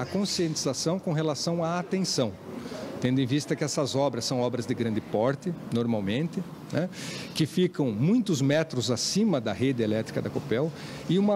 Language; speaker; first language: Portuguese; native; Portuguese